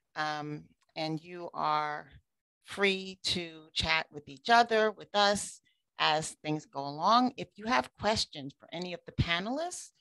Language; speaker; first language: English; native; English